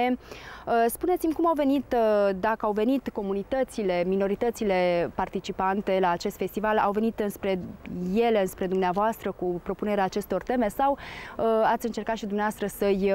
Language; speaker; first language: Romanian; native; Romanian